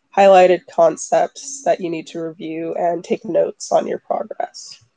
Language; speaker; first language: English; native; English